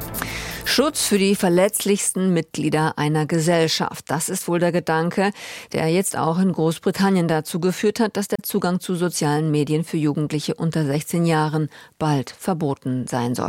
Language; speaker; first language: German; native; German